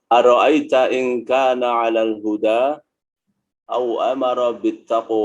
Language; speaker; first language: Arabic; non-native, learner; Indonesian